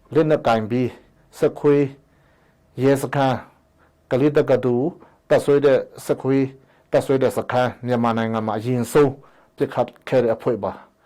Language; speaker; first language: Burmese; non-native, local second language; Hakha Chin